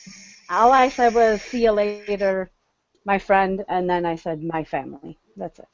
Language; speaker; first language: English; native; English